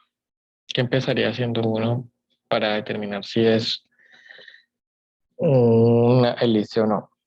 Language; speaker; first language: Spanish; native; Spanish